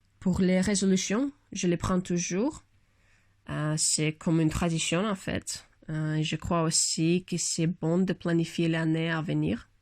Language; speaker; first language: French; non-native, learner; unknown